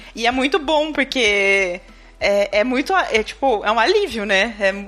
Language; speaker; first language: Portuguese; native; Portuguese